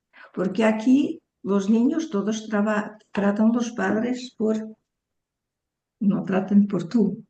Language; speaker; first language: Spanish; early bilingual, heritage; Portuguese